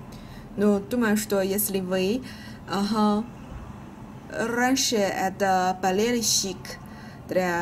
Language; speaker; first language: Russian; non-native, learner; Chinese